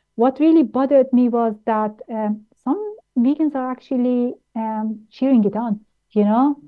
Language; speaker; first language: English; non-native, fluent; German